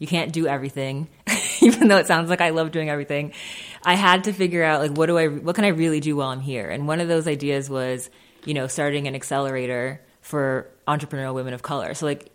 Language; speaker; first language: English; native; English